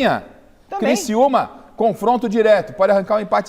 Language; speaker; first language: Portuguese; native; Portuguese